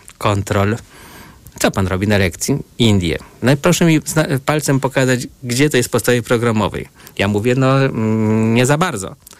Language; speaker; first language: Polish; native; Polish